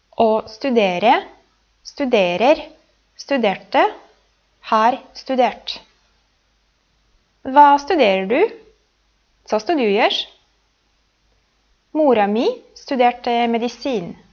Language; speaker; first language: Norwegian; non-native, fluent; Polish